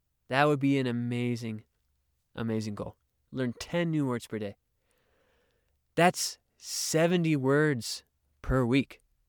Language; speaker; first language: English; native; English